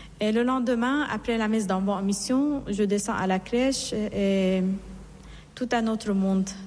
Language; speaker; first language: French; non-native, fluent; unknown